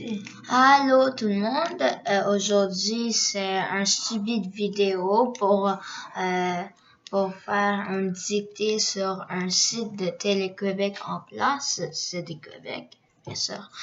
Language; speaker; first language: French; early bilingual, other home language; Korean